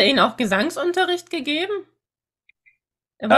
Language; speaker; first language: German; native; German